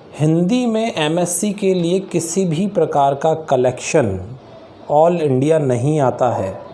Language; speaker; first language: Hindi; native; Hindi